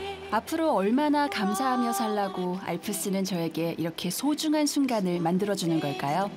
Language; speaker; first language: Korean; native; Korean